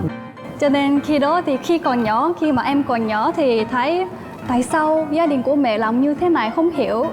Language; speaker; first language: Vietnamese; non-native, fluent; Japanese